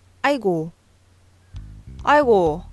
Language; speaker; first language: Korean; native; Korean